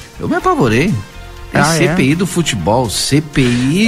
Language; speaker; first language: Portuguese; native; Portuguese